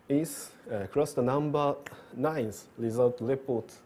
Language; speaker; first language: English; non-native, learner; Japanese